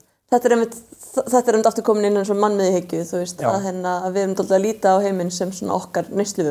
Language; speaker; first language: Icelandic; native; Icelandic